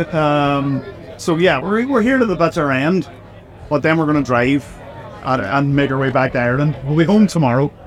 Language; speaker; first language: English; native; English